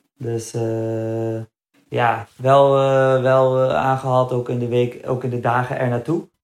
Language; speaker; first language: Dutch; early bilingual, other home language; Berber languages